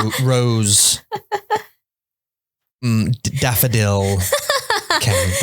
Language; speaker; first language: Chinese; non-native, learner; English